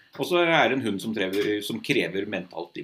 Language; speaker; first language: Norwegian; native; Norwegian